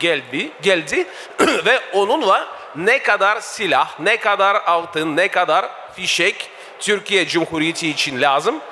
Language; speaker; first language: Turkish; non-native, fluent; Russian